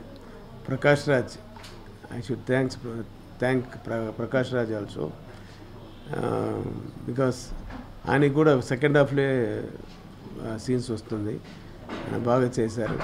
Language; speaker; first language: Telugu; non-native, learner; Tamil